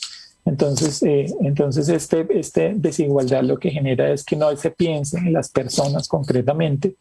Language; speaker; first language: Spanish; native; Spanish